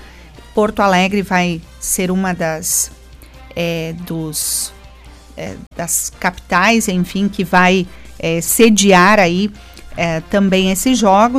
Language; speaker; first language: Portuguese; native; Portuguese